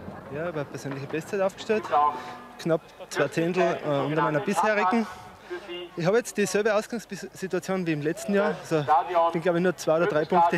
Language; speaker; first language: German; native; German